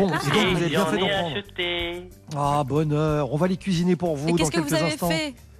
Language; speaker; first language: French; native; French